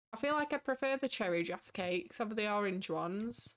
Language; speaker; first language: English; native; English